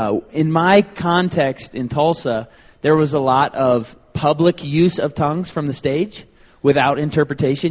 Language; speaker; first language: English; native; English